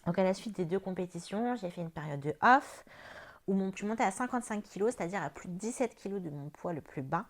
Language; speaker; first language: French; native; French